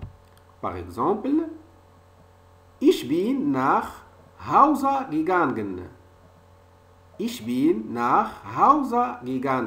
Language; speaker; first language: German; non-native, fluent; French